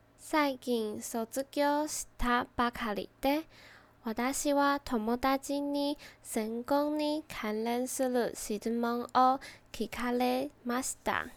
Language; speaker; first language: Japanese; non-native, learner; Chinese